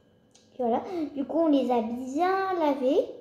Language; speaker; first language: French; early bilingual, other home language; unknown